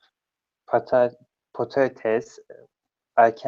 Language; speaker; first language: English; non-native, learner; Turkish